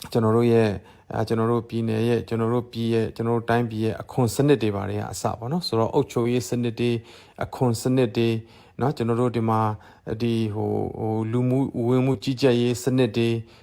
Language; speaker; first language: Burmese; non-native, local second language; S'gaw Karen